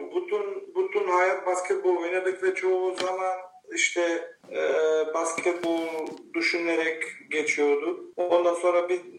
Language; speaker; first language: Turkish; non-native, learner; Bosnian